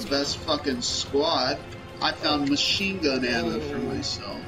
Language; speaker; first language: English; native; English